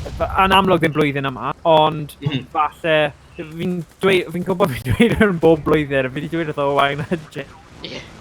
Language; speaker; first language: Welsh; non-native, local second language; English